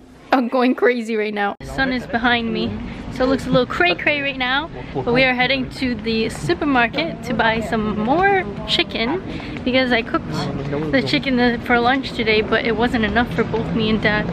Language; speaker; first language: English; native; English